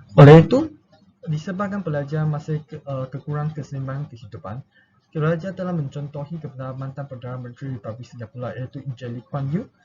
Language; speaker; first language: Malay; non-native, local second language; Chinese